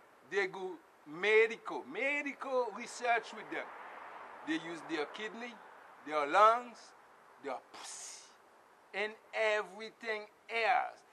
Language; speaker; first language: English; non-native, fluent; Haitian Creole